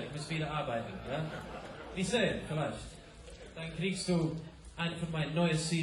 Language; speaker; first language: German; non-native, learner; English